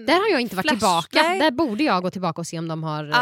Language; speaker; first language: Swedish; native; Swedish